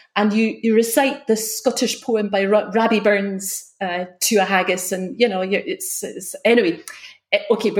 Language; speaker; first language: English; native; English